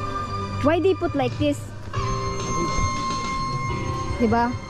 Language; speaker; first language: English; non-native, local second language; Filipino